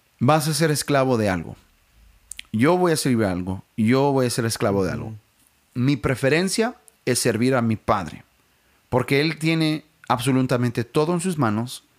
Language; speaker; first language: Spanish; non-native, fluent; English